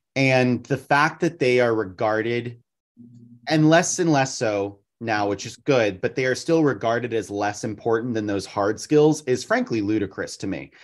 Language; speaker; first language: English; native; English